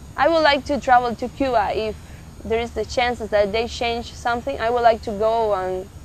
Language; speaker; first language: English; non-native, fluent; Spanish